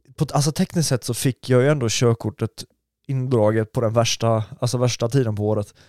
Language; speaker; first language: Swedish; early bilingual, other home language; German